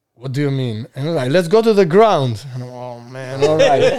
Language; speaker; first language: English; non-native, fluent; Albanian